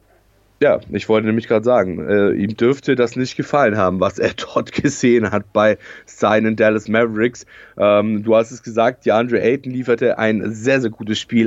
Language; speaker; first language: German; native; German